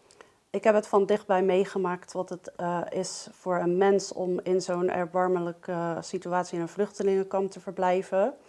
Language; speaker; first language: Dutch; native; Dutch